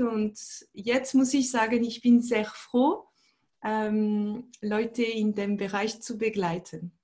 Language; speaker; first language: German; non-native, fluent; French